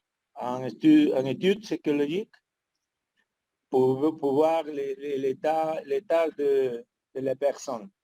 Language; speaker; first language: French; non-native, learner; Spanish